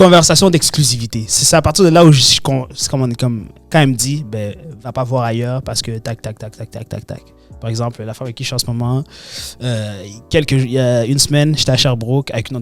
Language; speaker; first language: French; native; French